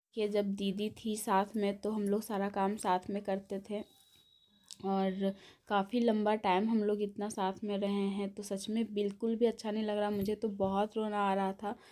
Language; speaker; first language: Hindi; native; Hindi